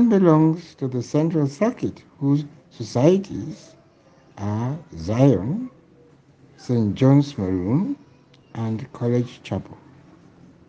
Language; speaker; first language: English; non-native, local second language; Krio